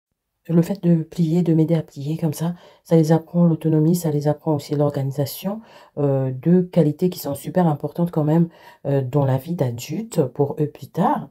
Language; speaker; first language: French; native; French